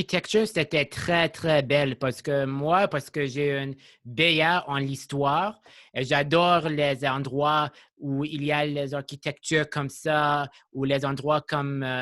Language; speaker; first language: French; non-native, local second language; English